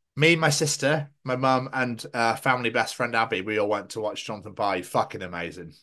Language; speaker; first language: English; native; English